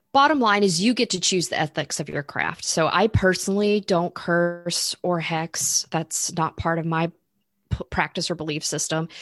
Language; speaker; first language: English; native; English